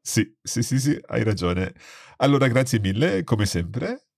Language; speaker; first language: Italian; non-native, fluent; English